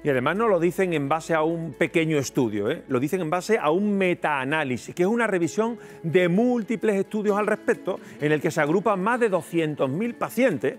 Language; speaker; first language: Spanish; native; Spanish